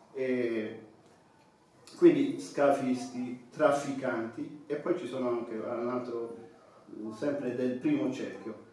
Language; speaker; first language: Italian; non-native, fluent; Tigrinya